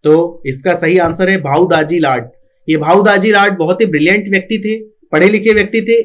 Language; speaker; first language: Hindi; non-native, local second language; Marathi